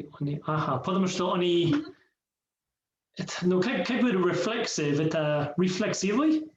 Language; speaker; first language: Russian; non-native, learner; English